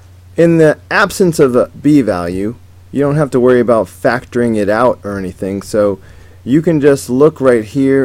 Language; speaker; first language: English; native; English